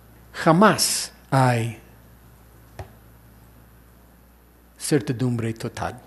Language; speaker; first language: Spanish; non-native, fluent; English